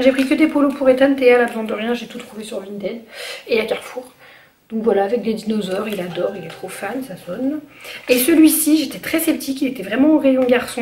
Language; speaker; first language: French; native; French